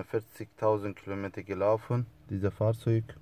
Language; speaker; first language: German; non-native, learner; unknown